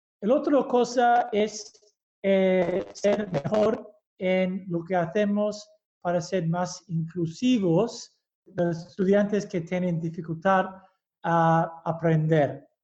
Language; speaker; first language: Spanish; early bilingual, heritage; Basque